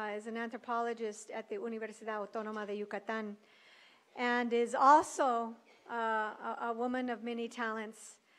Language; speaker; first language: English; early bilingual, other home language; Spanish